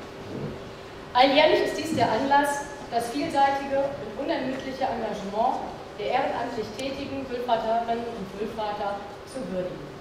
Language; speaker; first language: German; native; German